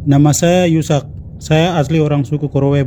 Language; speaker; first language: Indonesian; non-native, local second language; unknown